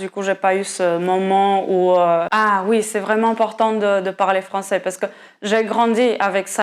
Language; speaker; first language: French; non-native, fluent; Portuguese